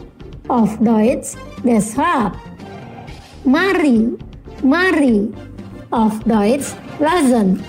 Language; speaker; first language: German; non-native, fluent; Indonesian